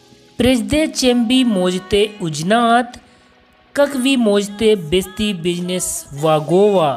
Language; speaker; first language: Russian; non-native, learner; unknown